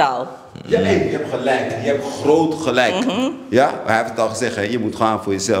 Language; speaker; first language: Dutch; native; Dutch